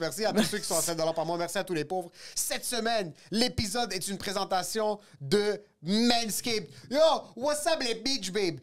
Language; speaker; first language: French; native; French